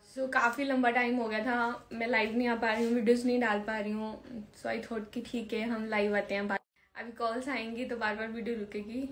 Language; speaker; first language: Hindi; native; Hindi